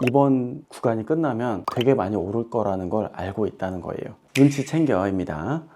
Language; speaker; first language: Korean; native; Korean